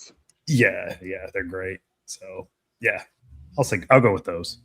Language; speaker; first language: English; native; English